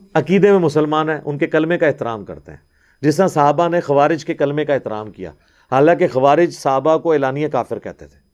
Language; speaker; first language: Urdu; non-native, local second language; Punjabi